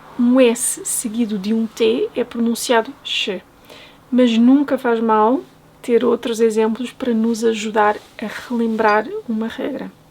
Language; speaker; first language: Portuguese; native; Portuguese